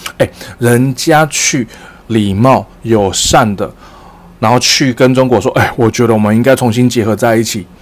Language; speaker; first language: Chinese; early bilingual, heritage; Chinese